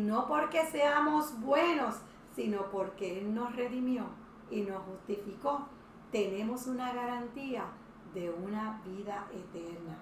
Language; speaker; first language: Spanish; native; Spanish